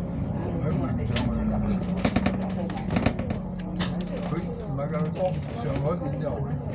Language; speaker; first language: Cantonese; native; Cantonese